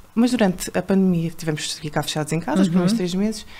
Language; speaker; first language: Portuguese; native; Portuguese